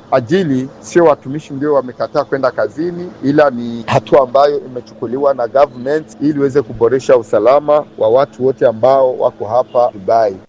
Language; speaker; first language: Swahili; non-native, local second language; Rundi